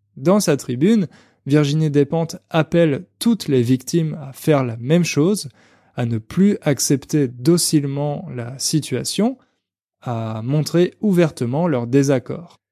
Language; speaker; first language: French; native; French